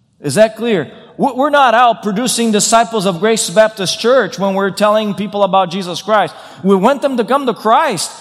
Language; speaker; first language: English; non-native, fluent; Portuguese